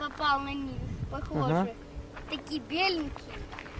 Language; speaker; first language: Russian; early bilingual, heritage; Russian